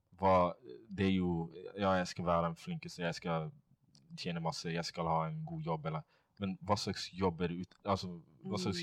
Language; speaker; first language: Norwegian; non-native, fluent; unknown